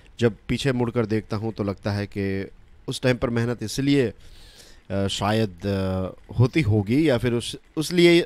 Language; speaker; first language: Hindi; non-native, local second language; Gujarati